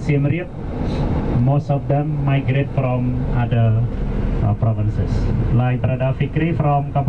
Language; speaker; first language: English; non-native, local second language; Khmer